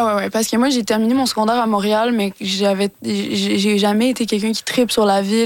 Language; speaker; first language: French; native; French